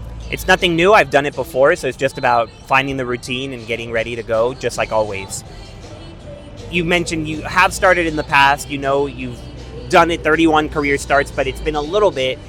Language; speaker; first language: English; native; English